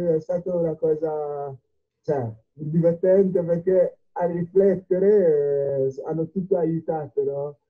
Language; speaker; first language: Italian; non-native, fluent; Akan